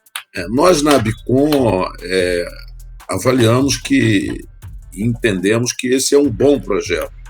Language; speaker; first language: Portuguese; native; Portuguese